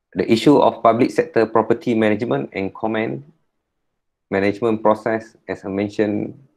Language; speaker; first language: English; non-native, local second language; Malay